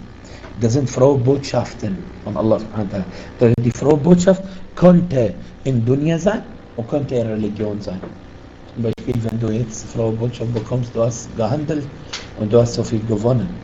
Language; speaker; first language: German; non-native, fluent; Arabic